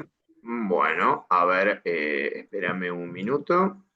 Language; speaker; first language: Spanish; native; Spanish